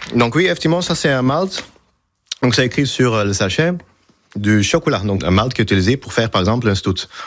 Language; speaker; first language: French; non-native, local second language; Dutch